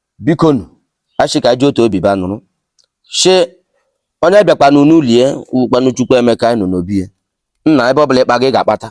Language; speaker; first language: Igbo; native; Igbo